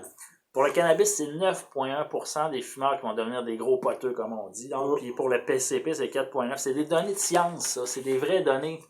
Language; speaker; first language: French; native; French